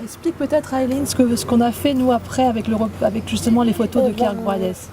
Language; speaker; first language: French; native; French